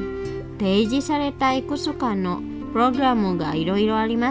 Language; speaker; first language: Japanese; non-native, fluent; Indonesian